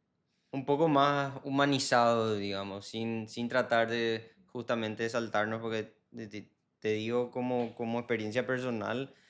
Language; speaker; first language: Spanish; native; Spanish